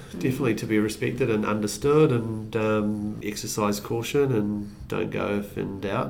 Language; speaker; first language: English; native; English